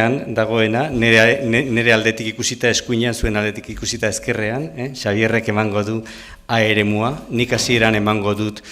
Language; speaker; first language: Basque; native; Basque